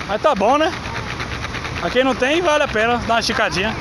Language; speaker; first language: Portuguese; native; Portuguese